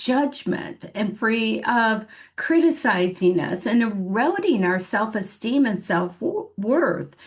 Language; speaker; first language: English; native; English